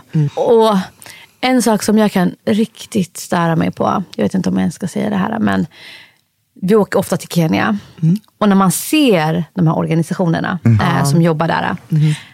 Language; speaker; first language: Swedish; early bilingual, other home language; Somali